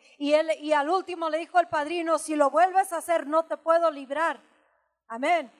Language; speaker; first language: Spanish; early bilingual, heritage; Spanish